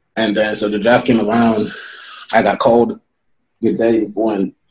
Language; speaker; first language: English; non-native, local second language; Yoruba